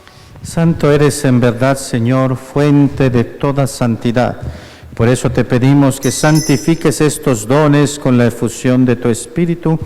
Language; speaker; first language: Spanish; native; Spanish